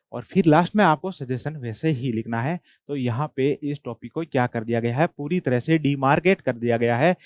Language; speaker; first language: Hindi; non-native, local second language; Marwari